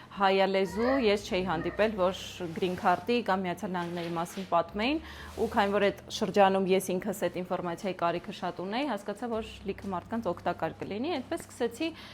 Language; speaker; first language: Armenian; native; Armenian